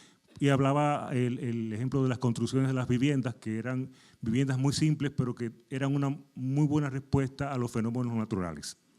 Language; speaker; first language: Spanish; native; Spanish